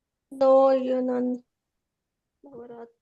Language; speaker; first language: Italian; non-native, learner; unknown